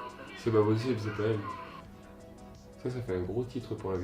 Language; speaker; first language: French; native; French